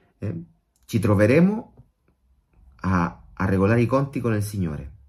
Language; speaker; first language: Italian; non-native, fluent; Spanish